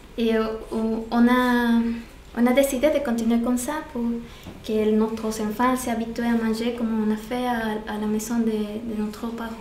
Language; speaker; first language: French; non-native, learner; Spanish